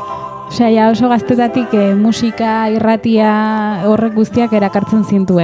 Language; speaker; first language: Basque; native; Basque